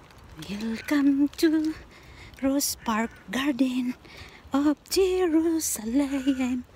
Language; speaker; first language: English; non-native, learner; Filipino